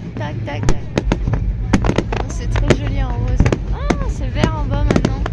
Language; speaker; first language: French; native; French